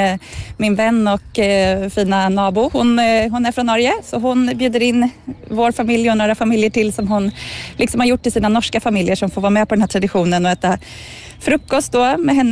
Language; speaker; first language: Swedish; native; Swedish